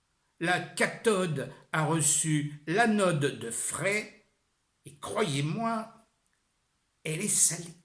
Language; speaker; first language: French; native; French